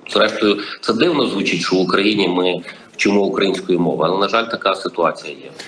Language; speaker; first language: Ukrainian; native; Ukrainian